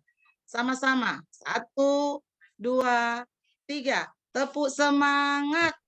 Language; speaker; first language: Indonesian; native; Indonesian